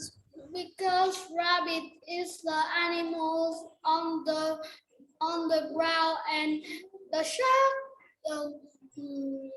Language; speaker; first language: English; non-native, learner; Vietnamese